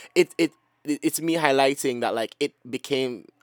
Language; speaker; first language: English; non-native, local second language; Jamaican Creole English